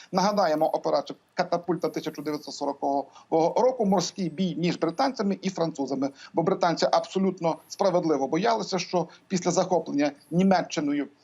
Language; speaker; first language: Ukrainian; native; Ukrainian